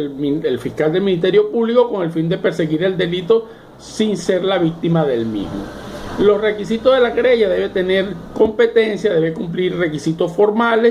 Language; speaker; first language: Spanish; native; Spanish